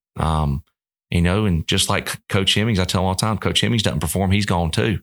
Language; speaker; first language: English; native; English